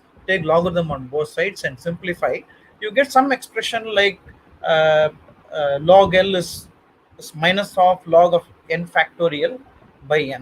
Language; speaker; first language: English; non-native, local second language; Tamil